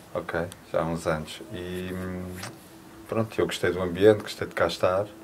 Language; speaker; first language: Portuguese; native; Portuguese